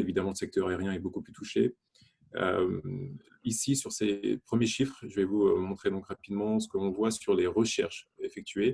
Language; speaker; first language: French; native; French